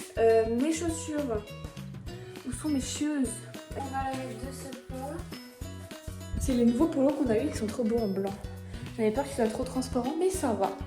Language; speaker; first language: French; native; French